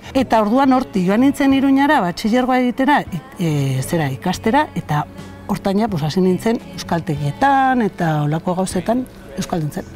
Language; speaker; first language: Basque; non-native, local second language; Spanish